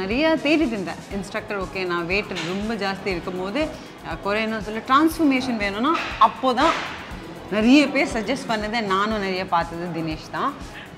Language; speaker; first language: Tamil; non-native, local second language; Assamese